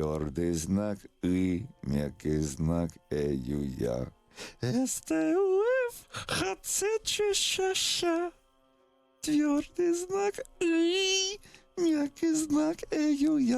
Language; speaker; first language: Russian; non-native, learner; English